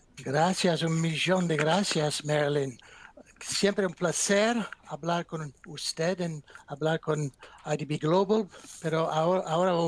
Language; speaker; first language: Spanish; non-native, fluent; English